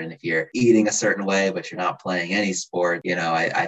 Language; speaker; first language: English; native; English